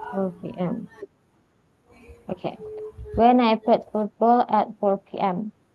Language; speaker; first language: English; non-native, fluent; Indonesian